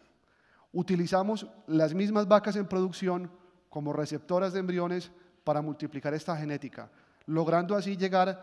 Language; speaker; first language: Spanish; native; Spanish